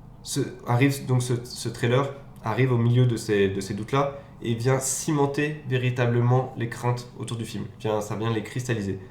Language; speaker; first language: French; native; French